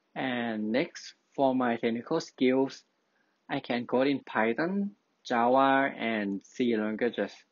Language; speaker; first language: English; non-native, fluent; Thai